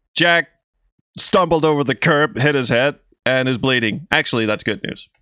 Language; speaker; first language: English; non-native, fluent; Danish